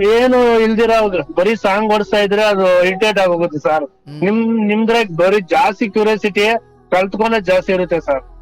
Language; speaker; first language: Kannada; non-native, local second language; Telugu